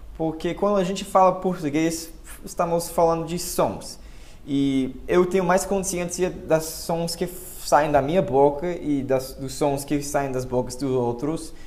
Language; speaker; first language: Portuguese; non-native, fluent; English